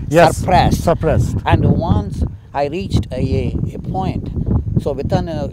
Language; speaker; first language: English; non-native, local second language; Telugu